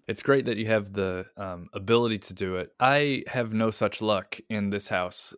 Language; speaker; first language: English; native; English